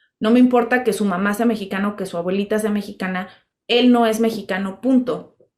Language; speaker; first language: Spanish; native; Spanish